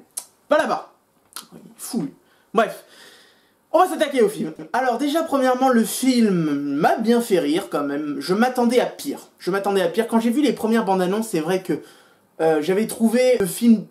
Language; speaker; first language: French; native; French